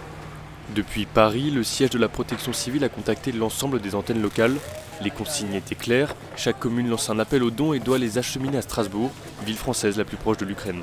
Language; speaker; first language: French; native; French